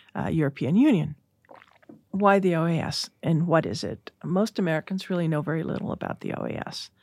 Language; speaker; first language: English; early bilingual, other home language; Spanish